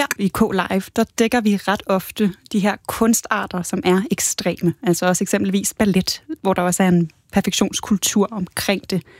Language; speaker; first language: Danish; native; Danish